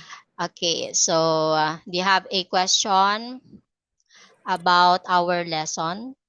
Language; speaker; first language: English; non-native, fluent; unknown